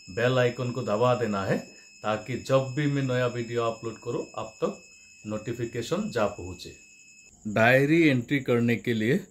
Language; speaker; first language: Hindi; non-native, local second language; Assamese